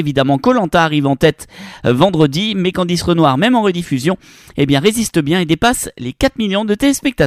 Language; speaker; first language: French; native; French